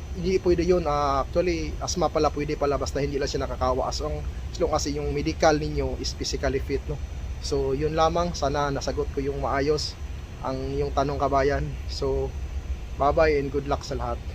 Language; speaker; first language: Filipino; non-native, local second language; Cebuano